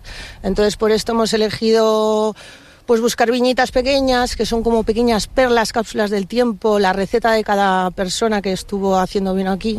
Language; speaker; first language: Spanish; native; Spanish